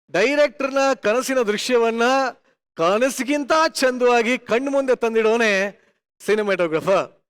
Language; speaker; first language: Kannada; native; Kannada